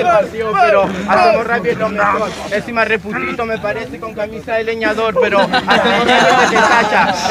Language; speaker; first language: Spanish; native; Spanish